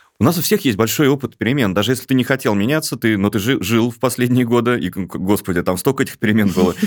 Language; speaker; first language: Russian; native; Russian